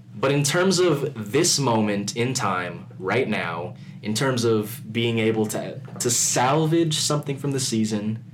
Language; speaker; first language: English; early bilingual, other home language; Filipino